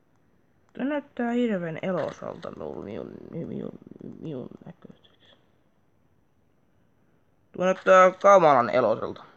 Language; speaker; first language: Finnish; native; Finnish